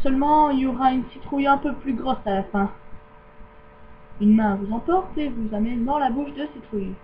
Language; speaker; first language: French; native; French